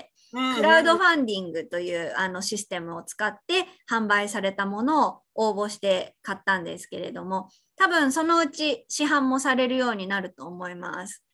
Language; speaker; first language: Japanese; native; Japanese